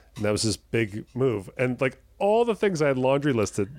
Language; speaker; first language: English; native; English